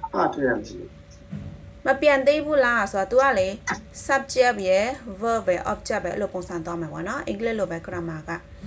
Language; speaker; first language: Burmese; non-native, local second language; Shan